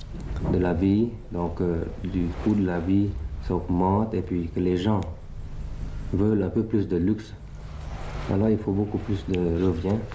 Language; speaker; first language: French; early bilingual, other home language; Thai